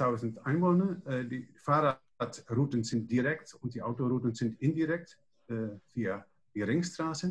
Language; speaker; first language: German; non-native, learner; Dutch